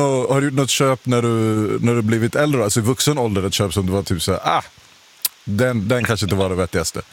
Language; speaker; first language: Swedish; native; Swedish